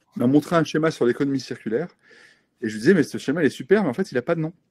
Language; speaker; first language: French; native; French